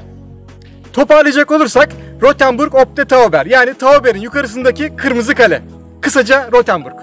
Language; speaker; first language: Turkish; native; Turkish